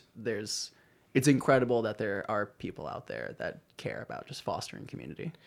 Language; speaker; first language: English; native; English